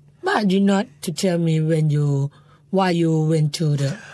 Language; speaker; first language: English; non-native, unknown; Thai